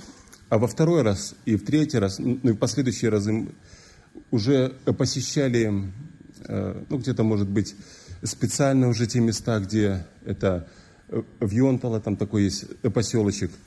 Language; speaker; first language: Russian; native; Russian